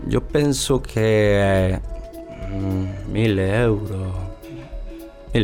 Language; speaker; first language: Italian; non-native, learner; Spanish